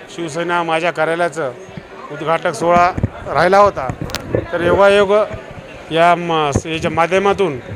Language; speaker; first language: Marathi; native; Marathi